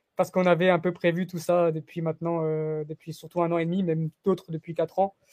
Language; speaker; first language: French; early bilingual, other home language; Portuguese